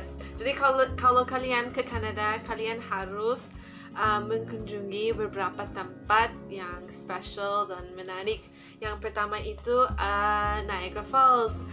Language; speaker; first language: Indonesian; non-native, fluent; English